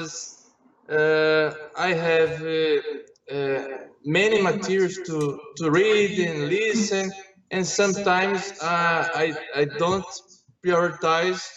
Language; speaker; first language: English; non-native, learner; Portuguese